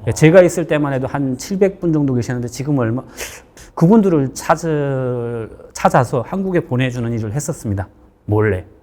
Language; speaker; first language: Korean; native; Korean